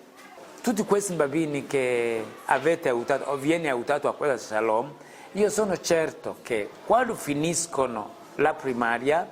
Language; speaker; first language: Italian; non-native, fluent; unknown